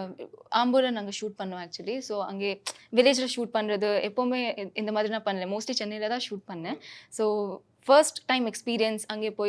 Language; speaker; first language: Tamil; non-native, fluent; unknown